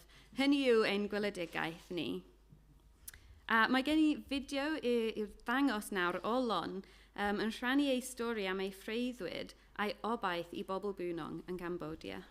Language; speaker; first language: Welsh; non-native, fluent; English